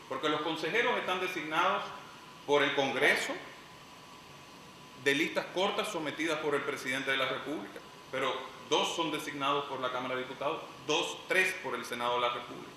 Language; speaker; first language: Spanish; native; Spanish